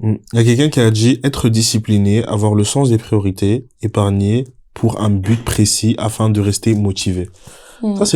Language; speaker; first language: French; native; French